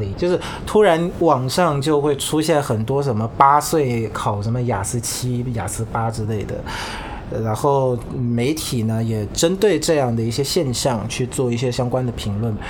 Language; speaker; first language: Chinese; non-native, fluent; Vietnamese